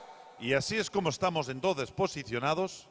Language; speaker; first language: Spanish; native; Spanish